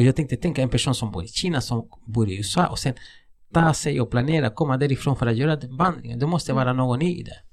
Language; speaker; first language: Swedish; non-native, fluent; Spanish